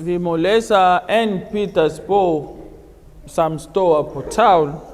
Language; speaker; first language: Danish; non-native, fluent; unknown